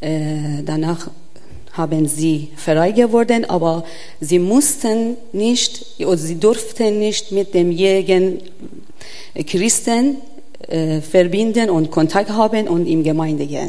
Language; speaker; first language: German; non-native, learner; Persian